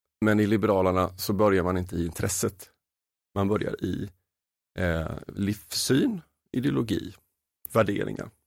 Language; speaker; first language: Swedish; native; Swedish